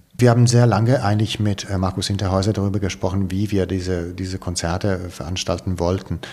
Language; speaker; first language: German; non-native, fluent; Italian